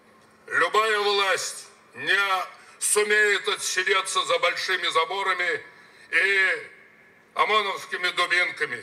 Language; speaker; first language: Russian; native; Russian